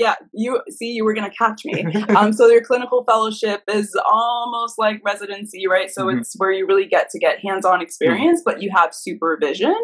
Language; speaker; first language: English; early bilingual, other home language; Haitian Creole